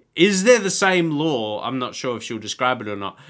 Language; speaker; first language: English; native; English